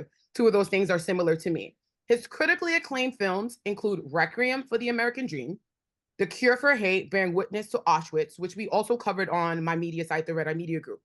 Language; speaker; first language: English; native; English